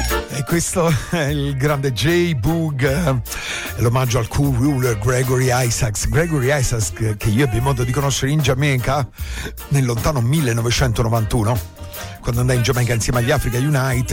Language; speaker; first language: Italian; native; Italian